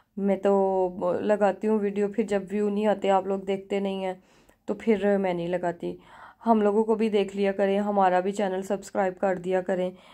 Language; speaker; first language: Urdu; native; Urdu